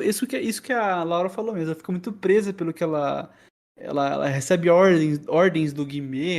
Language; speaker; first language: Portuguese; native; Portuguese